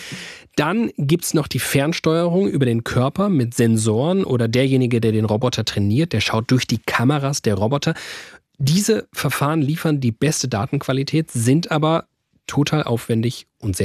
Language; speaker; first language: German; native; German